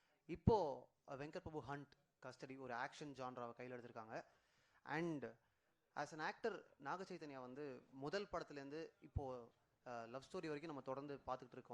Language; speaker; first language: Tamil; native; Tamil